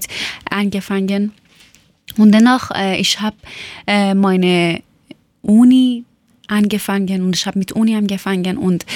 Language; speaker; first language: German; non-native, learner; Persian